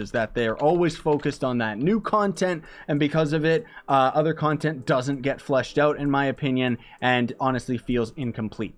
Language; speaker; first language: English; native; English